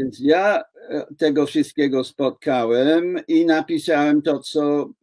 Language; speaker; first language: Polish; non-native, fluent; English